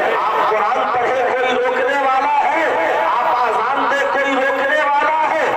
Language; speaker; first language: Urdu; native; Urdu